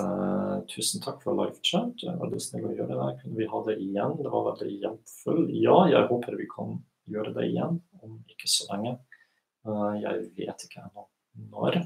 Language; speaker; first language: Norwegian; non-native, fluent; German